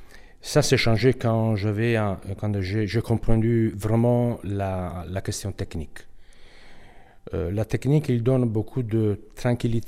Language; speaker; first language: French; non-native, learner; Italian